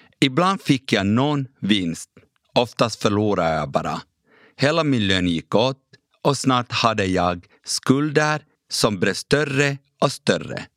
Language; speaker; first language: Swedish; early bilingual, other home language; Kurdish